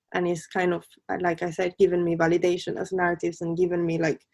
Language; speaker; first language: English; non-native, fluent; Spanish